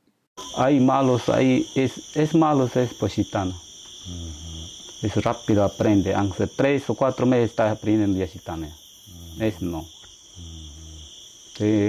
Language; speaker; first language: Spanish; non-native, local second language; Shipibo-Conibo